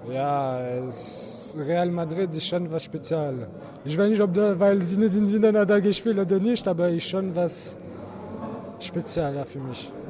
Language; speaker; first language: German; non-native, learner; French